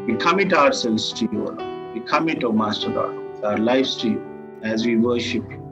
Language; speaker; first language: English; non-native, local second language; Telugu